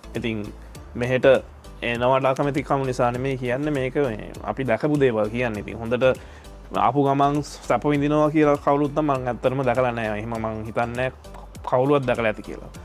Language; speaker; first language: Sinhala; native; Sinhala